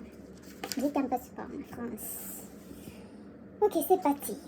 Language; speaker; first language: French; non-native, learner; Korean